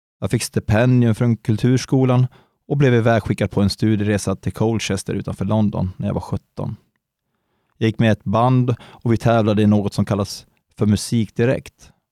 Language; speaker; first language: Swedish; native; Swedish